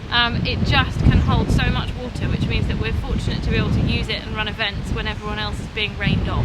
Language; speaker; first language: English; native; English